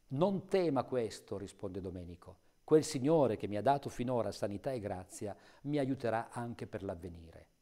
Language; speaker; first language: Italian; native; Italian